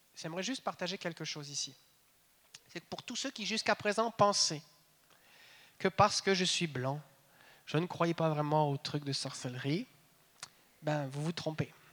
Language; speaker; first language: French; native; French